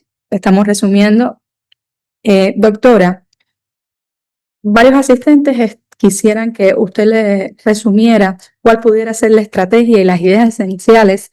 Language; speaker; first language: Spanish; native; Spanish